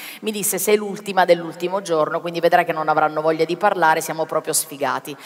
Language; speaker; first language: Italian; native; Italian